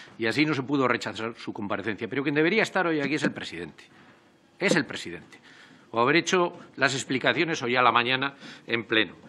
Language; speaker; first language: Spanish; native; Spanish